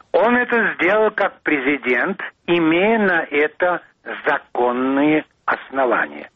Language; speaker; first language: Russian; non-native, local second language; Georgian